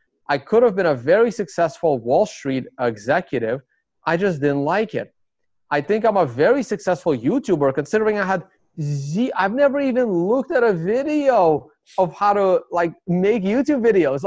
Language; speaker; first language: English; early bilingual, other home language; Russian